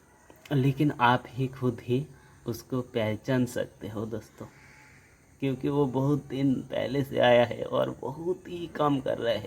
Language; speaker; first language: Hindi; non-native, local second language; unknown